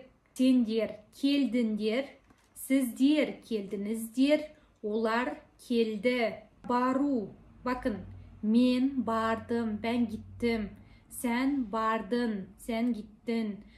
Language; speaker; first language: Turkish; non-native, fluent; Kazakh